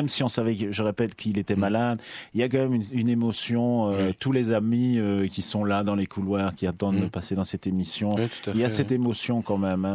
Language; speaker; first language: French; native; French